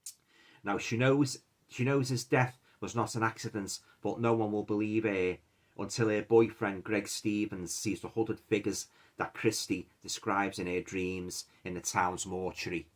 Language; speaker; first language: English; native; English